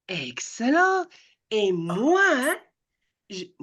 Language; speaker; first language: French; non-native, fluent; English